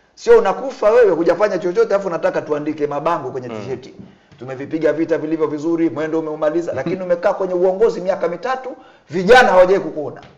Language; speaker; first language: Swahili; native; Swahili